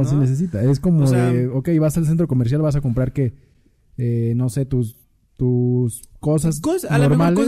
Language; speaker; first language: Spanish; native; Spanish